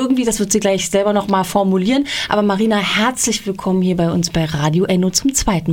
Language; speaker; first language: German; native; German